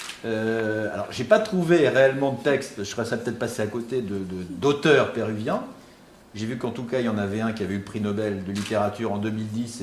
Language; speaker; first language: French; native; French